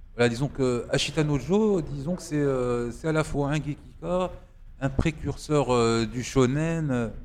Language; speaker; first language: French; non-native, local second language; Arabic